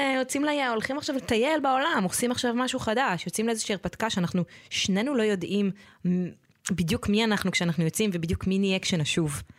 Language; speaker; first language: Hebrew; native; Hebrew